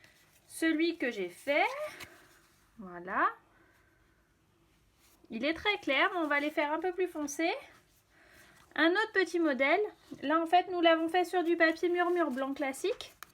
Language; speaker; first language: French; native; French